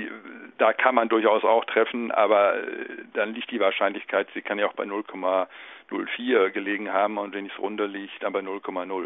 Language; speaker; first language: German; native; German